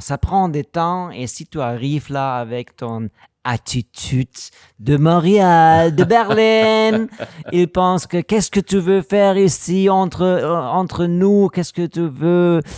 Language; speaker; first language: French; non-native, learner; German